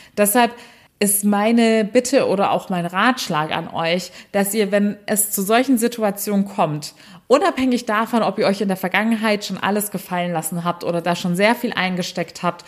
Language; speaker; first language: German; early bilingual, other home language; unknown